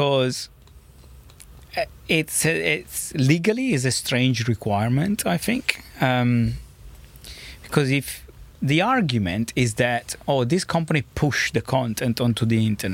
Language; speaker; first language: English; non-native, fluent; Italian